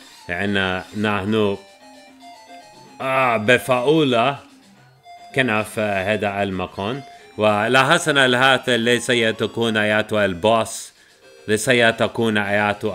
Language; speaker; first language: Arabic; non-native, learner; English